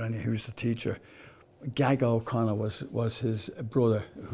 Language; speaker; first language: English; native; English